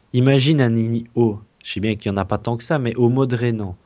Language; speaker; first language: French; native; French